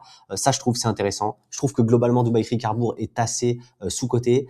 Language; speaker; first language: French; native; French